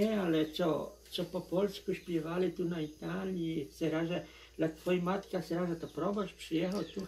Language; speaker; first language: Polish; early bilingual, heritage; Polish